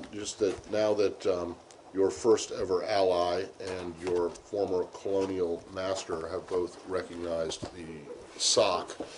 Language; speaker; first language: English; native; English